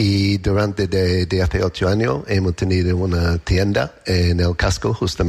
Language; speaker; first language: Spanish; non-native, learner; English